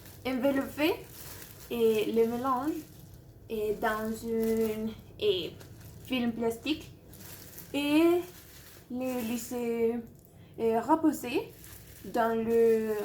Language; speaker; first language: French; non-native, learner; Spanish